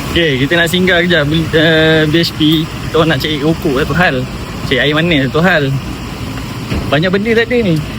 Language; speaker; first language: Malay; native; Malay